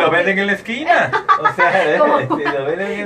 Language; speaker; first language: Spanish; native; Spanish